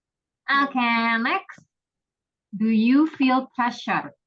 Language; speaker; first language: English; non-native, fluent; Indonesian